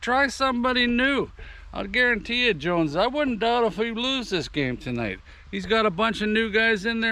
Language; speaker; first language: English; native; English